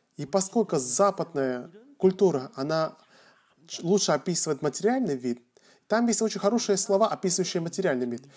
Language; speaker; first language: Russian; non-native, fluent; Korean